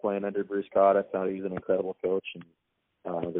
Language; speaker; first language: English; native; English